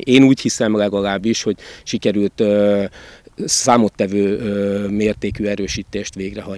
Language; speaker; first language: Hungarian; native; Hungarian